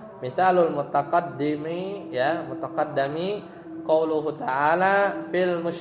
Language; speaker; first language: Arabic; non-native, fluent; Indonesian